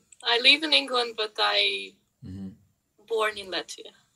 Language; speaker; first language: English; non-native, learner; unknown